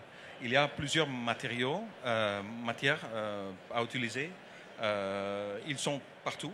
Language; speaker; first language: French; non-native, learner; Dutch